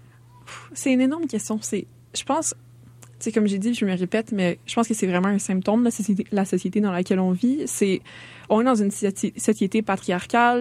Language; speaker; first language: French; native; French